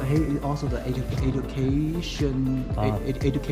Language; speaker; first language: English; non-native, learner; Chinese